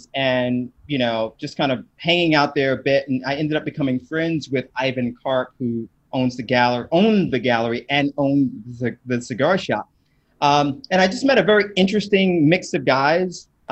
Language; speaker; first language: English; native; English